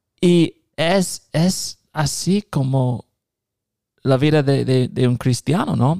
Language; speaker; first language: Spanish; non-native, fluent; English